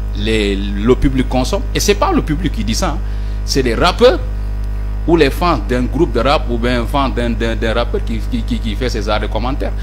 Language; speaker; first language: French; non-native, local second language; Fula